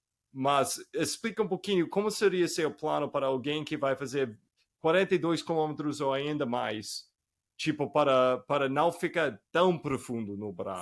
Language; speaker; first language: Portuguese; non-native, fluent; English